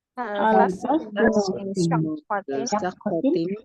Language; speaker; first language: Arabic; non-native, learner; Indonesian